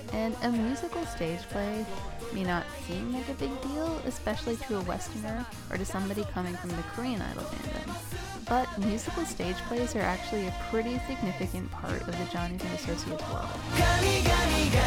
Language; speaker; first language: English; native; English